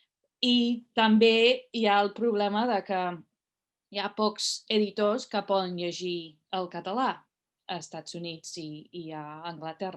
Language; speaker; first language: Catalan; non-native, fluent; English